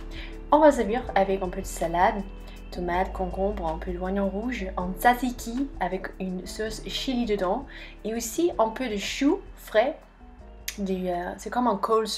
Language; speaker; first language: French; non-native, fluent; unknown